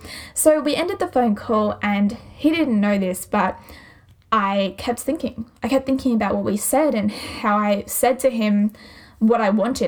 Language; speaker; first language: English; native; English